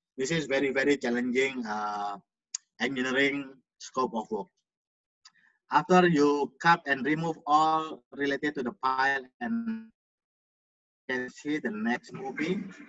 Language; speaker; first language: English; non-native, fluent; Indonesian